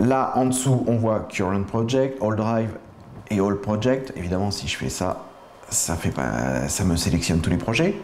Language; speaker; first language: French; native; French